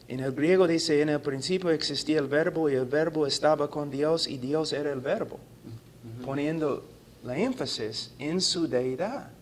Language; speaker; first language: Spanish; non-native, fluent; English